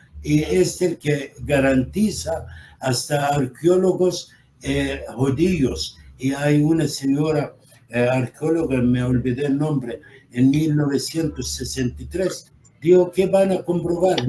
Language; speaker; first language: Spanish; non-native, fluent; Arabic